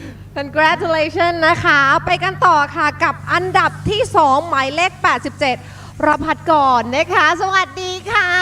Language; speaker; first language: Thai; native; Thai